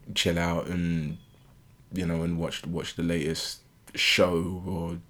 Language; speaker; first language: English; native; English